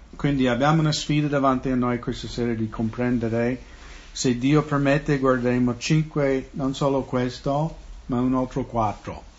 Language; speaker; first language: Italian; non-native, fluent; English